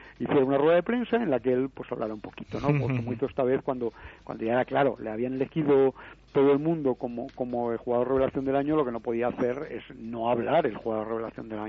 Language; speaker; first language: Spanish; native; Spanish